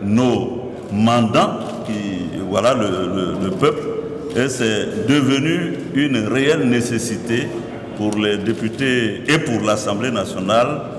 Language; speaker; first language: French; native; French